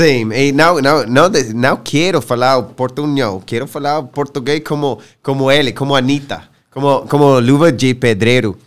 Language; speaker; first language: Portuguese; non-native, learner; English